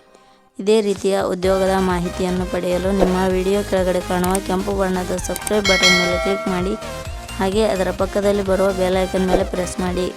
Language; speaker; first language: Kannada; native; Kannada